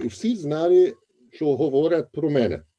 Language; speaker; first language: Ukrainian; non-native, fluent; German